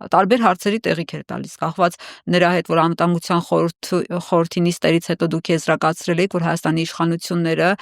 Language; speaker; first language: Armenian; native; Armenian